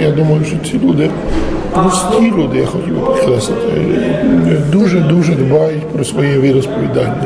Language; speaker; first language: Ukrainian; early bilingual, heritage; Ukrainian